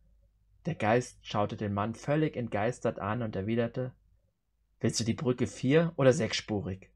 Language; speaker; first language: German; native; German